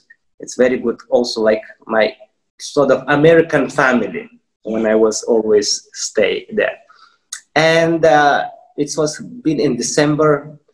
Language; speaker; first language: English; non-native, fluent; Russian